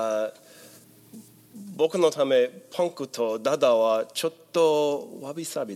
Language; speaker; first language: Japanese; non-native, learner; English